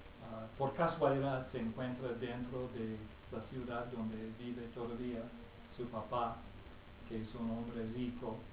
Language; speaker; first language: Spanish; non-native, fluent; English